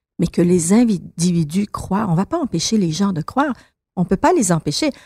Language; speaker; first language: French; early bilingual, other home language; Persian